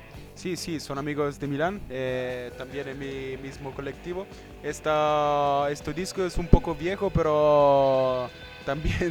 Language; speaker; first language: Spanish; non-native, learner; Italian